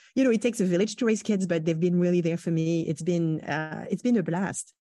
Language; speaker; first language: English; non-native, fluent; French